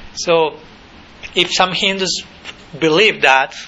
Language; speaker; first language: English; non-native, fluent; Spanish